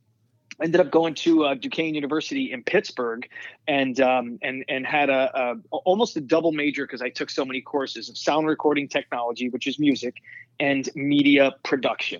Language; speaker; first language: English; native; English